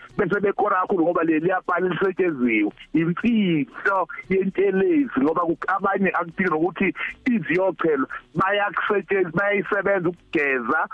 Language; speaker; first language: Zulu; native; Zulu